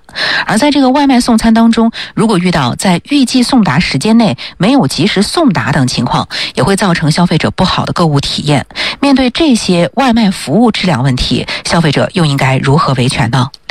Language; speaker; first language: Chinese; native; Chinese